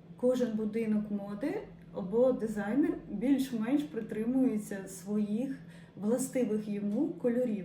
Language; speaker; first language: Ukrainian; non-native, local second language; Russian